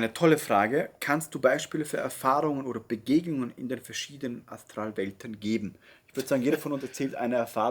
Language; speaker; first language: German; native; German